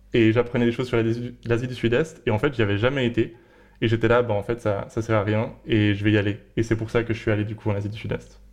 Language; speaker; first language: French; native; French